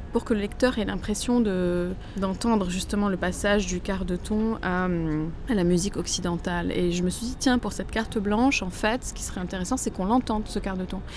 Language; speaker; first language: French; native; French